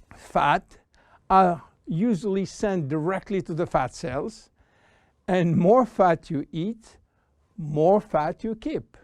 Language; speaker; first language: English; non-native, fluent; French